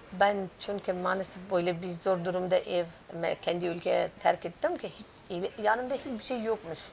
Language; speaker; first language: Turkish; non-native, learner; Persian